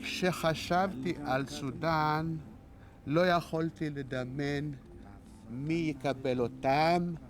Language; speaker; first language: Hebrew; non-native, fluent; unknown